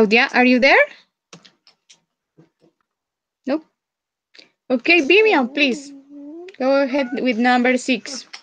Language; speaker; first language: English; non-native, fluent; Spanish